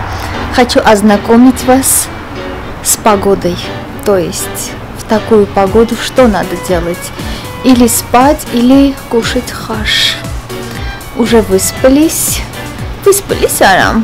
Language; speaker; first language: Russian; non-native, fluent; Armenian